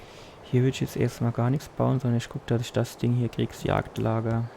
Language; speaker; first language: German; native; German